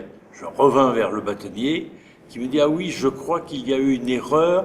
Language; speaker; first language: French; native; French